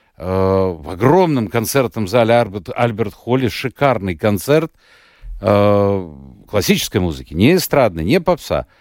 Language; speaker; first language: Russian; native; Russian